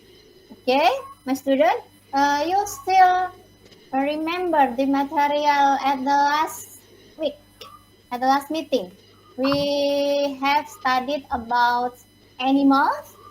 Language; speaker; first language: English; non-native, learner; Indonesian